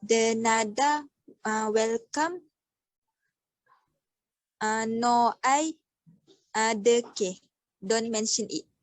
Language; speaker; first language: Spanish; non-native, learner; Malay